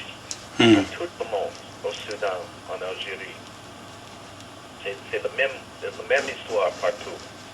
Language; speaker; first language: French; non-native, fluent; English